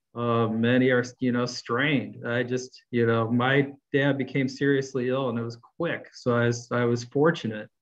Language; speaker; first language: English; native; English